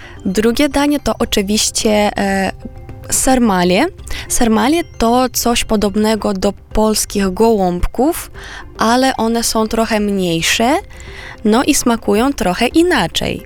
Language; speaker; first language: Polish; non-native, fluent; Romanian